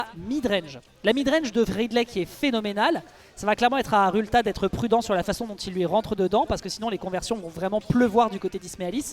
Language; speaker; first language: French; native; French